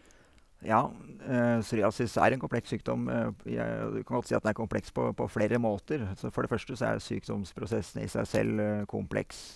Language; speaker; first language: Norwegian; native; Norwegian